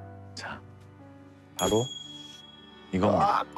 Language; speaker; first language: Korean; native; Korean